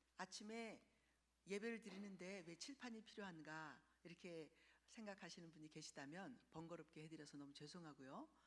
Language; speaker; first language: Korean; early bilingual, heritage; Korean